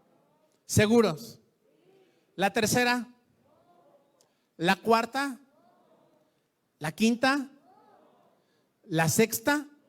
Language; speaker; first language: Spanish; native; Spanish